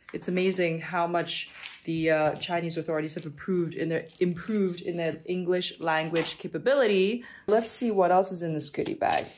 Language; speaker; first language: English; non-native, local second language; Cantonese